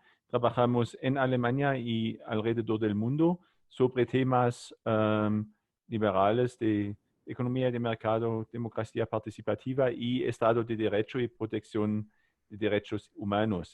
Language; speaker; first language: Spanish; non-native, learner; German